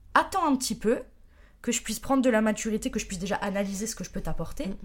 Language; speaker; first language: French; native; French